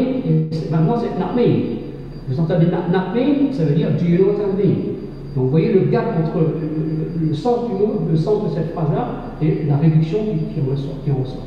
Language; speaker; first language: French; native; French